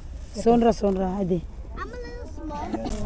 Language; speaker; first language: Turkish; non-native, learner; Filipino